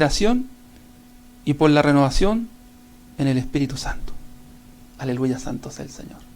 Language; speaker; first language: Spanish; native; Spanish